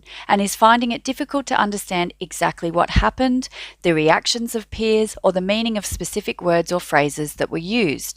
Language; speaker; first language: English; native; English